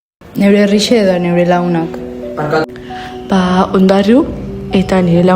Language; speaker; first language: Basque; early bilingual, other home language; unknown